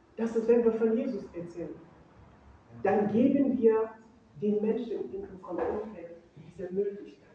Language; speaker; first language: German; non-native, fluent; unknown